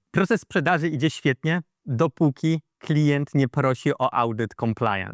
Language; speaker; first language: Polish; native; Polish